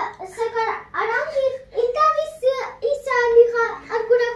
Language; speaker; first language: Indonesian; non-native, learner; Spanish